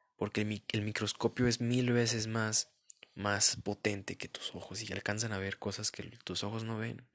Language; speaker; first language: Spanish; early bilingual, heritage; Spanish